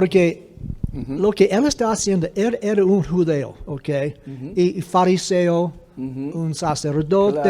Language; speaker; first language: Spanish; non-native, fluent; English